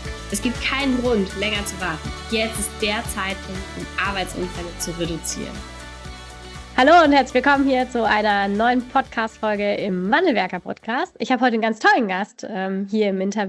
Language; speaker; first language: German; native; German